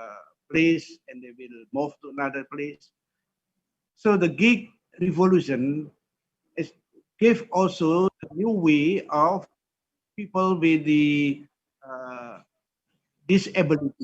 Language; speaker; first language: English; non-native, fluent; Indonesian